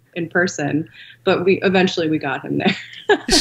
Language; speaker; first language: English; native; English